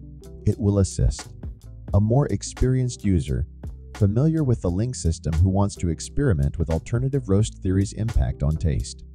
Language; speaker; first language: English; native; English